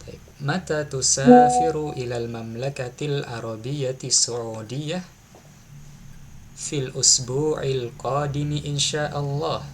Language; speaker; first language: Arabic; non-native, fluent; Indonesian